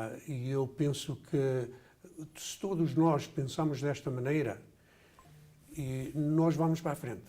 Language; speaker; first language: Portuguese; early bilingual, heritage; Portuguese